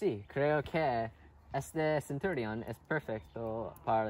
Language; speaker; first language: Spanish; non-native, learner; English